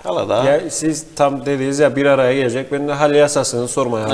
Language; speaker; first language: Turkish; native; Turkish